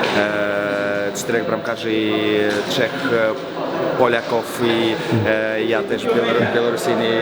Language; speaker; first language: Polish; non-native, learner; Belarusian